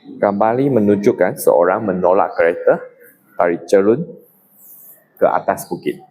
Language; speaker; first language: Malay; non-native, local second language; Chinese